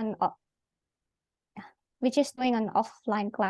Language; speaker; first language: English; non-native, learner; Indonesian